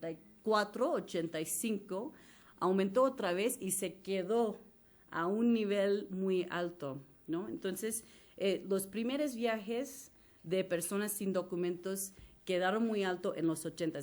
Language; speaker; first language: Spanish; non-native, fluent; English